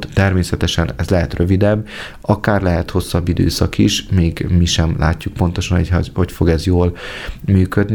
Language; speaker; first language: Hungarian; native; Hungarian